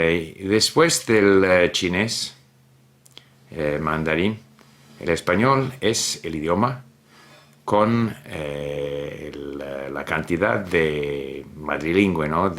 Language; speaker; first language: Spanish; non-native, fluent; English